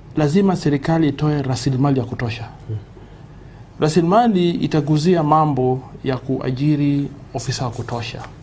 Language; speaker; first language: Swahili; non-native, local second language; Luo (Kenya and Tanzania)